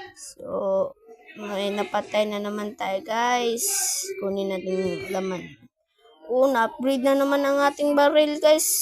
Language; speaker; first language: Filipino; non-native, local second language; Cebuano